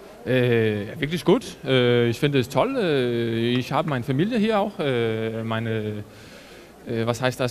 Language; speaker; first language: German; non-native, learner; Danish